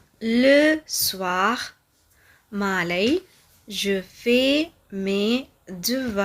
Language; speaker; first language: French; non-native, fluent; Tamil